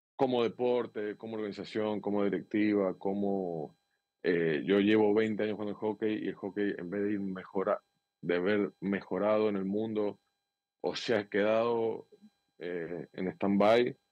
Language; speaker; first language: Spanish; native; Spanish